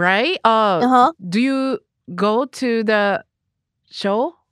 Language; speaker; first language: English; non-native, learner; Japanese